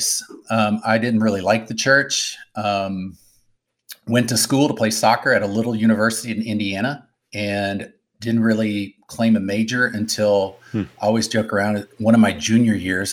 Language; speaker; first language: English; native; English